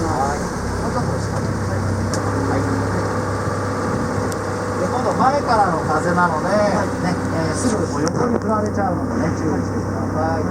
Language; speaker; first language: Japanese; native; Japanese